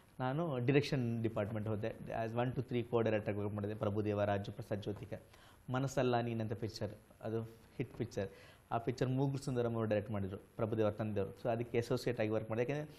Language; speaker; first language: Kannada; non-native, local second language; Konkani